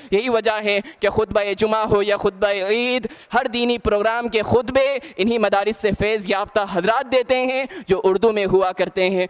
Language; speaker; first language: Urdu; native; Urdu